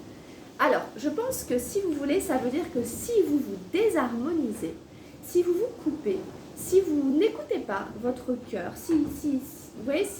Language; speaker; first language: French; native; French